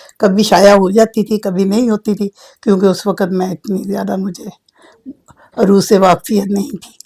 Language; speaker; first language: Urdu; native; Urdu